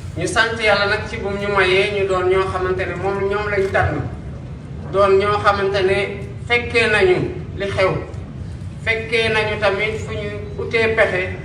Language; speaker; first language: Wolof; non-native, local second language; Serer